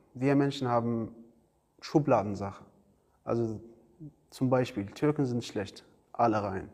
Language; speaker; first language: German; non-native, learner; Arabic